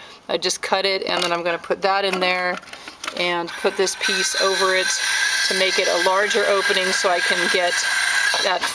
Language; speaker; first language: English; native; English